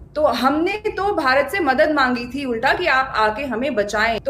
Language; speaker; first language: Hindi; native; Hindi